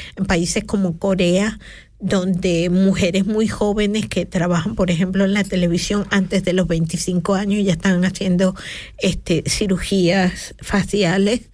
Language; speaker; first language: Spanish; native; Spanish